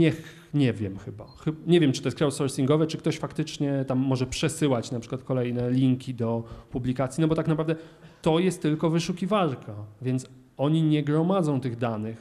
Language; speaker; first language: Polish; native; Polish